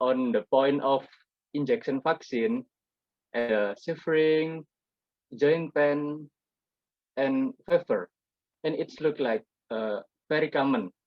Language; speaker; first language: English; non-native, learner; Indonesian